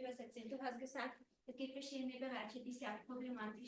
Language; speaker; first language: German; non-native, fluent; Spanish